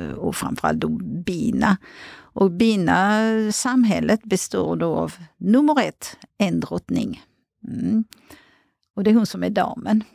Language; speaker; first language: Swedish; non-native, fluent; French